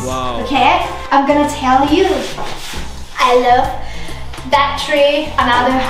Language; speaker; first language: English; non-native, learner; Thai